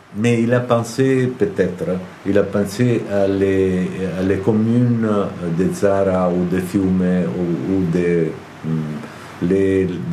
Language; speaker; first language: French; non-native, fluent; Italian